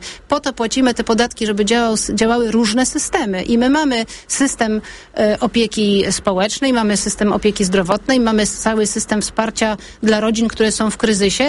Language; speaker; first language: Polish; native; Polish